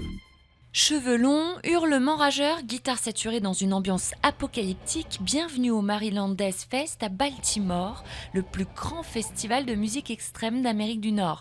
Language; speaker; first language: French; native; French